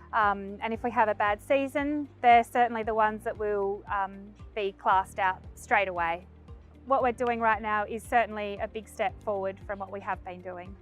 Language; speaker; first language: English; native; English